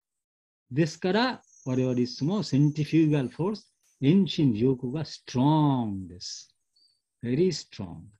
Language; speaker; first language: Japanese; non-native, learner; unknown